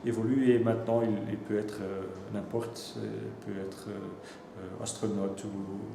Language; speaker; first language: French; non-native, local second language; Dutch